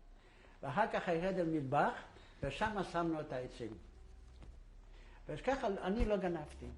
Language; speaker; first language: Hebrew; non-native, fluent; Yiddish